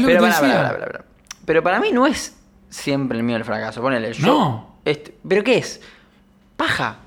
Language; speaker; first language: Spanish; native; Spanish